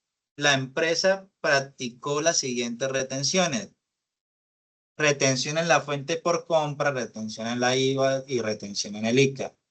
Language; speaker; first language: Spanish; native; Spanish